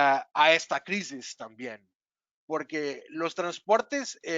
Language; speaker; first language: Spanish; non-native, fluent; Portuguese